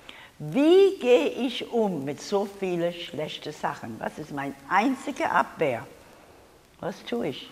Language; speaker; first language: German; non-native, learner; English